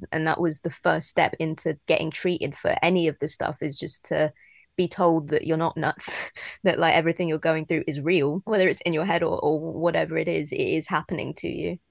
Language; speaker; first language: English; native; English